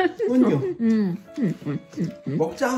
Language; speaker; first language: Vietnamese; non-native, learner; Korean